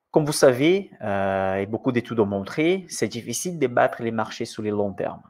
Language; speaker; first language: French; non-native, fluent; Portuguese